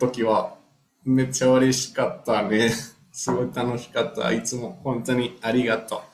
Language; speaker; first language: Japanese; non-native, learner; Spanish